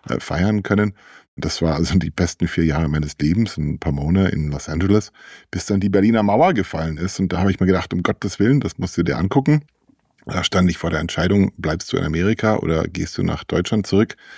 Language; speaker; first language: German; early bilingual, heritage; English